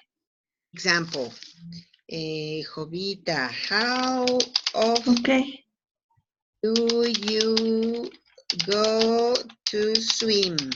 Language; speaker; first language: English; non-native, fluent; Spanish